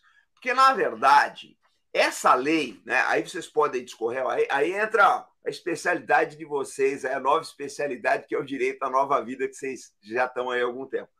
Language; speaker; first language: Portuguese; native; Portuguese